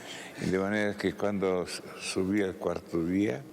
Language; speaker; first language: Spanish; non-native, fluent; Italian